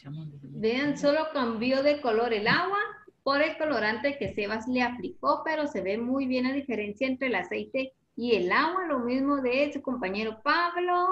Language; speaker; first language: Spanish; native; Spanish